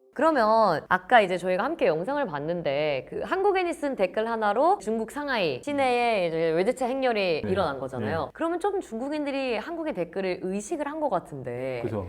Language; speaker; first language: Korean; native; Korean